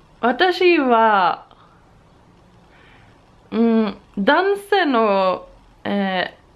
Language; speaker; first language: Japanese; non-native, learner; Swedish